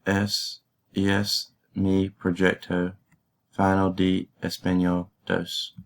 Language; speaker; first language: Spanish; non-native, learner; English